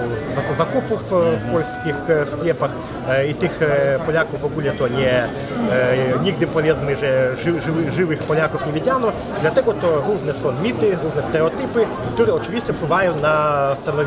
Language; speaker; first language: Polish; non-native, fluent; Belarusian